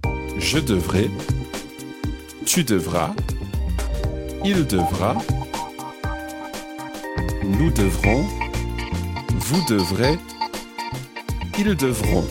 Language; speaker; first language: French; non-native, fluent; English